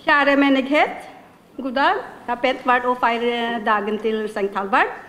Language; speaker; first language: Norwegian; non-native, fluent; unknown